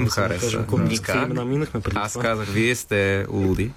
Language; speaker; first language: Bulgarian; non-native, fluent; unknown